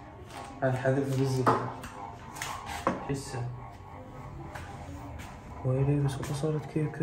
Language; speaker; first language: Arabic; native; Arabic